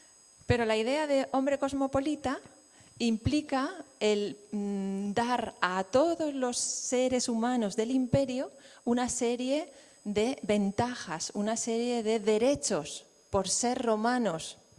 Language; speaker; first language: Spanish; native; Spanish